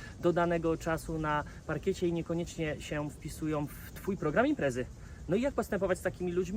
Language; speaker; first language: Polish; native; Polish